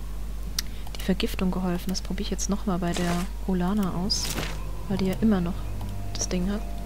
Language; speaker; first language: German; native; German